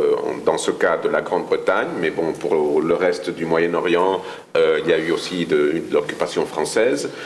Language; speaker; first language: French; non-native, fluent; Spanish